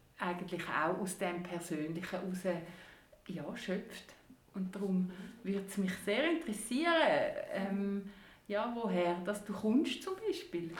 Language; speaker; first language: German; native; German